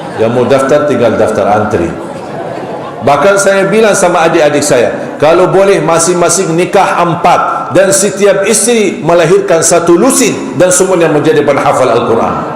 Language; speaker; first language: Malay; non-native, fluent; Arabic